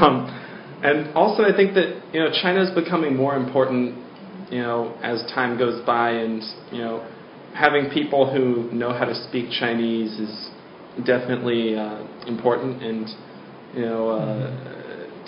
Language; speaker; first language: English; native; English